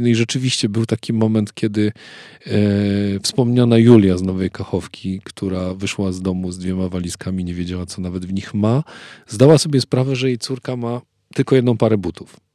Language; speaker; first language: Polish; native; Polish